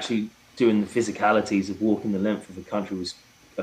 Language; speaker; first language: English; native; English